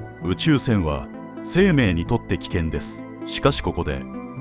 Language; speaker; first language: Japanese; native; Japanese